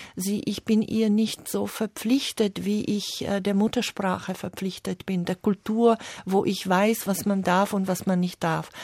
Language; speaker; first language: German; non-native, fluent; Slovak